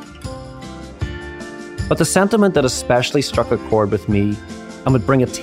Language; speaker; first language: English; native; English